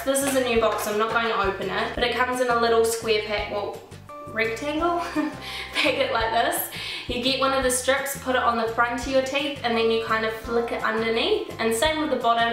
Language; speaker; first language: English; native; English